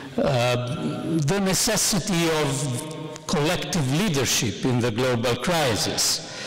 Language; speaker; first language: English; non-native, fluent; Italian